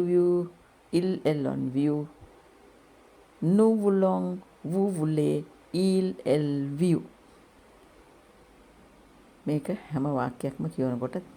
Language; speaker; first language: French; non-native, learner; Sinhala